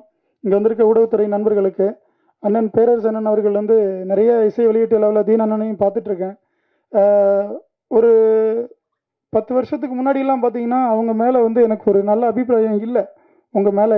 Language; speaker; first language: Tamil; native; Tamil